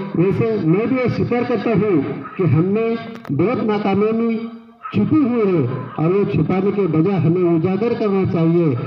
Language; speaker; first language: Hindi; non-native, local second language; Marathi